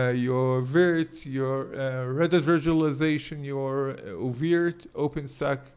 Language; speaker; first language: English; non-native, fluent; Hebrew